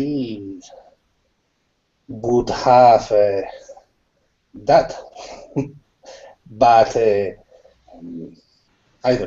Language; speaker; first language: English; non-native, learner; Spanish